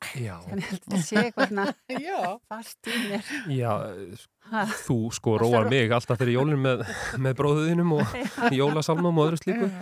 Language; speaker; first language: Icelandic; native; Icelandic